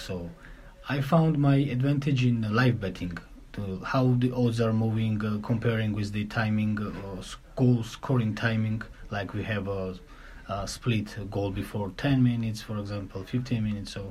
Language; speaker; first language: English; non-native, learner; Georgian